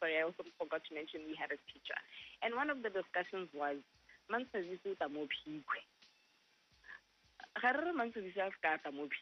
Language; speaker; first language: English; non-native, local second language; Tswana